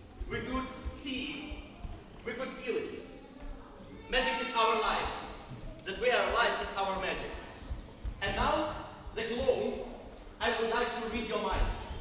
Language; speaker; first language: English; non-native, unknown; Ukrainian